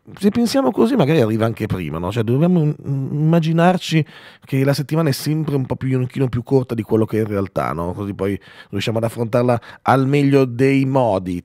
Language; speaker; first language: Italian; native; Italian